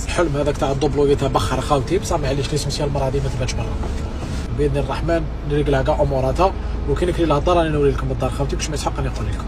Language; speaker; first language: Arabic; native; Arabic